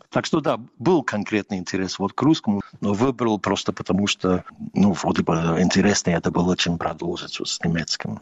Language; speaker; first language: Russian; non-native, fluent; English